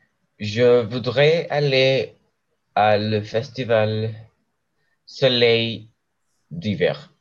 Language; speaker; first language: French; non-native, learner; Spanish